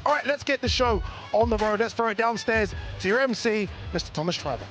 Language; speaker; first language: English; native; English